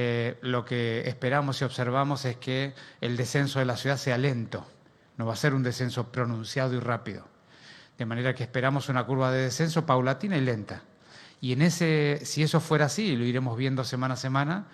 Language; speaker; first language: Spanish; native; Spanish